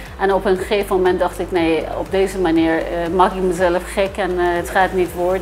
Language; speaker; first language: Dutch; non-native, fluent; Persian